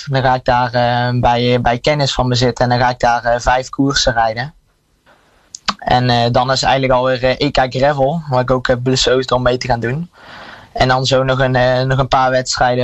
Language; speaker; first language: Dutch; native; Dutch